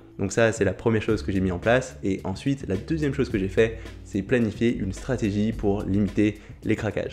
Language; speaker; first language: French; native; French